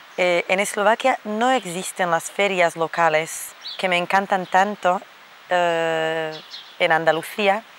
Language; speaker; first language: Spanish; non-native, fluent; Slovak